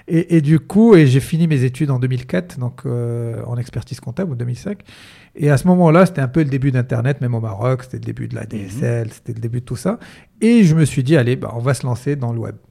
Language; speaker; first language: French; non-native, local second language; Arabic